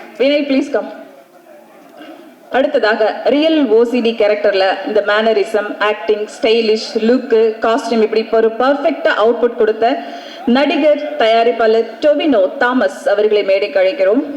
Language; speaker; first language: Tamil; non-native, learner; Malayalam